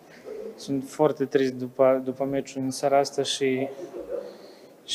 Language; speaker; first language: Romanian; non-native, fluent; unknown